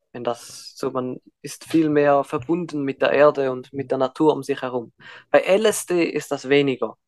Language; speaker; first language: German; native; German